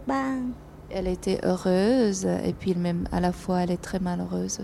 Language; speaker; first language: French; non-native, fluent; Thai